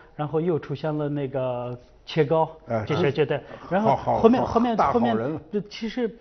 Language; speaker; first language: Chinese; native; Chinese